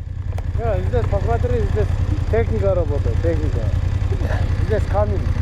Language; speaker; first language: Russian; non-native, local second language; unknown